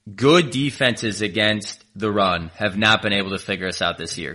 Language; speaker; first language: English; native; English